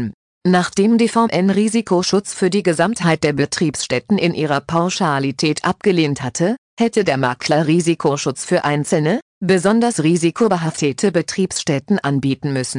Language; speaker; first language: German; native; German